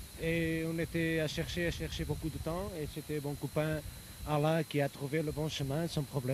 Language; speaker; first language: French; non-native, fluent; Portuguese